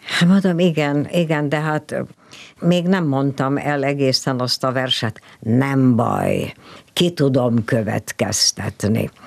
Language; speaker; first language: Hungarian; native; Hungarian